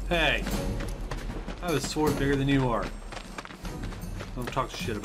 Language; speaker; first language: English; native; English